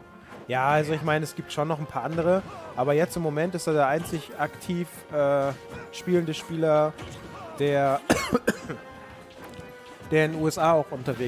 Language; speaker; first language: German; native; German